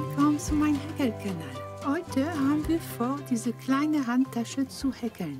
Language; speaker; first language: German; non-native, fluent; French